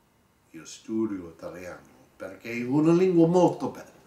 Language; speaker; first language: Italian; non-native, learner; English